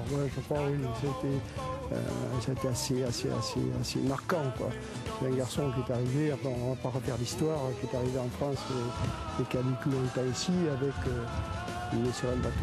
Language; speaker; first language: French; native; French